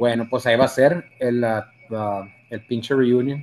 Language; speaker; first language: Spanish; early bilingual, heritage; Spanish